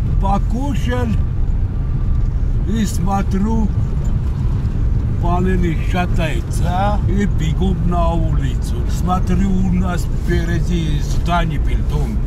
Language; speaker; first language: Russian; non-native, local second language; Armenian